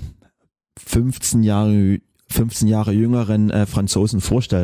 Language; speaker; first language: German; native; German